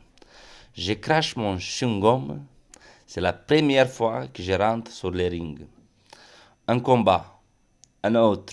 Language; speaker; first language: French; non-native, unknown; Romanian